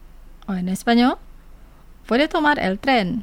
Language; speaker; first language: Spanish; non-native, fluent; Indonesian